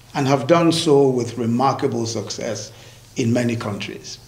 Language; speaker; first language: English; non-native, local second language; Yoruba